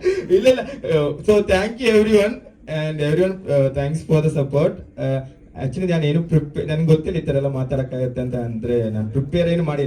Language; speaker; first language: Kannada; non-native, fluent; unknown